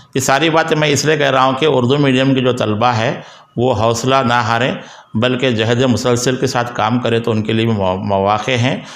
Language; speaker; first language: Urdu; native; Urdu